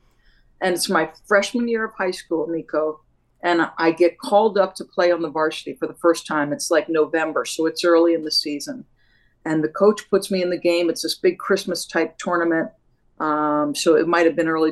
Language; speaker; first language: English; native; English